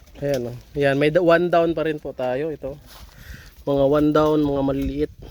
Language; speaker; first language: Filipino; native; Filipino